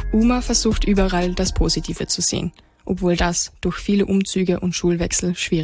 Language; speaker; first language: German; native; German